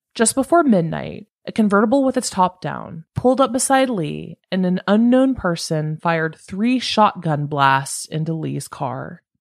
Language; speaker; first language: English; native; English